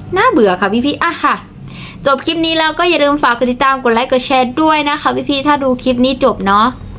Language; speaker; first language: Thai; native; Thai